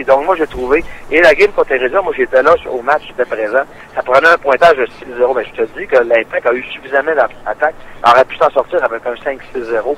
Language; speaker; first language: French; native; French